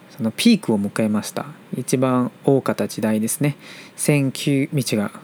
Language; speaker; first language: Japanese; non-native, fluent; Chinese